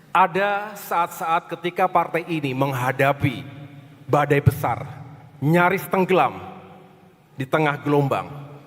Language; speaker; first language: Indonesian; native; Indonesian